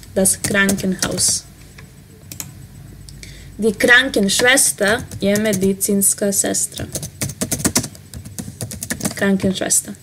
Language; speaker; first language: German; non-native, fluent; Serbian